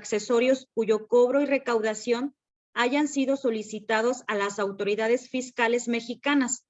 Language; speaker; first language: Spanish; native; Spanish